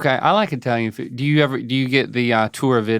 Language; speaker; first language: English; native; English